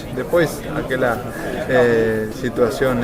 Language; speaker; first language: Portuguese; non-native, fluent; Spanish